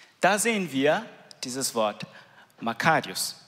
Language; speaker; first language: German; non-native, learner; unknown